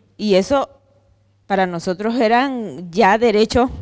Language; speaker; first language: Spanish; native; Spanish